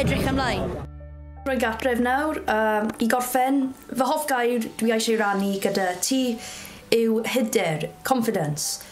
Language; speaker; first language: Welsh; non-native, local second language; English